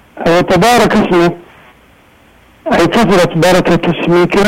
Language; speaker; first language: Arabic; native; Arabic